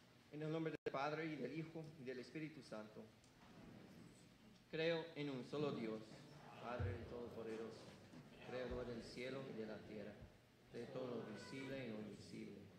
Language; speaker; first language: Spanish; non-native, fluent; English